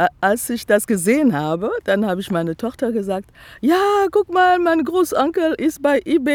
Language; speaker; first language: German; non-native, fluent; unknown